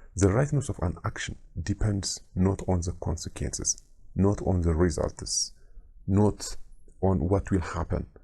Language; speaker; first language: English; non-native, local second language; Amharic